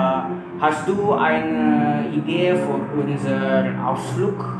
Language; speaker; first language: German; non-native, learner; Indonesian